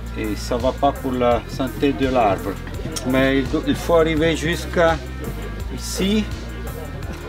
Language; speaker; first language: French; non-native, fluent; Italian